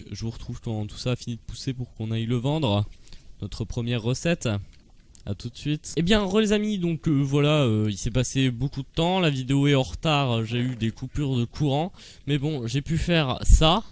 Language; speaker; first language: French; native; French